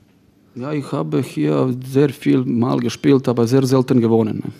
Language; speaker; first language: German; non-native, fluent; Croatian